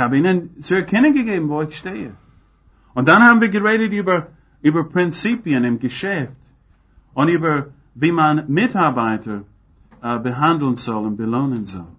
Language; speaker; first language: German; non-native, fluent; English